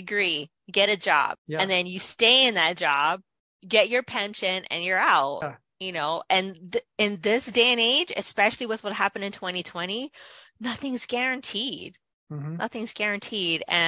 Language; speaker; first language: English; native; English